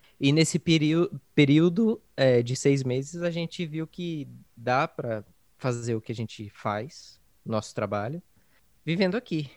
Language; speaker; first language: Portuguese; native; Portuguese